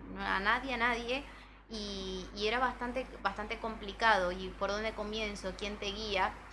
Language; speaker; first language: Spanish; native; Spanish